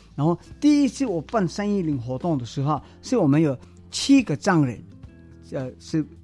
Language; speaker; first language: Chinese; non-native, learner; Tibetan